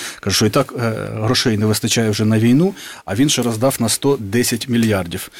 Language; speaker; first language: Ukrainian; native; Ukrainian